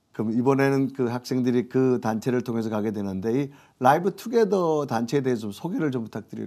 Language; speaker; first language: Korean; native; Korean